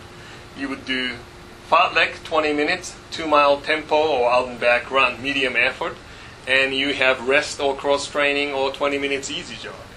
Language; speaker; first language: English; non-native, fluent; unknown